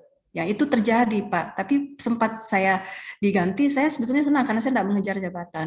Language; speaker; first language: Indonesian; native; Indonesian